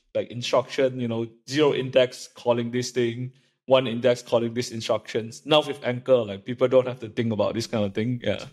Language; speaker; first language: English; non-native, local second language; Chinese